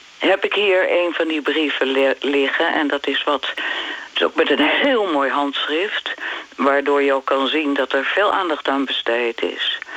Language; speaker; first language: Dutch; native; Dutch